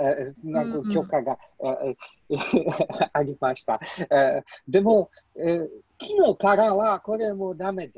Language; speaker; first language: Japanese; non-native, learner; Polish